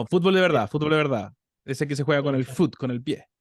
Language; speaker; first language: Spanish; native; Spanish